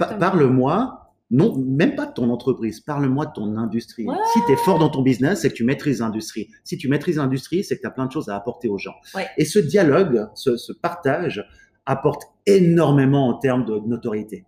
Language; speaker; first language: French; native; French